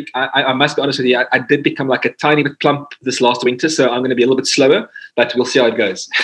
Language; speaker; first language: English; non-native, local second language; Afrikaans